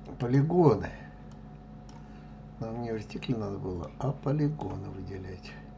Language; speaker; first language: Russian; native; Russian